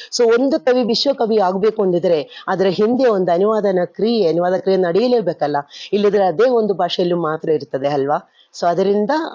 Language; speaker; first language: Kannada; non-native, local second language; Malayalam